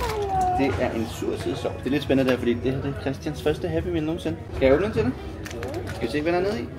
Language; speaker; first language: Danish; native; Danish